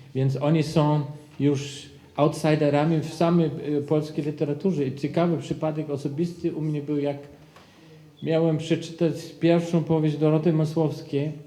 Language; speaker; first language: Polish; non-native, fluent; German